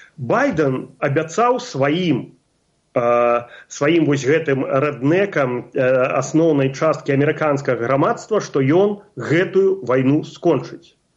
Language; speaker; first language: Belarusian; non-native, local second language; Russian